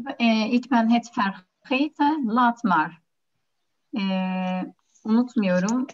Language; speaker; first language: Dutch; non-native, learner; Turkish